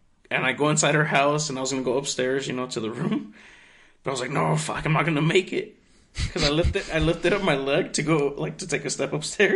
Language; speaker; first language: English; early bilingual, other home language; Spanish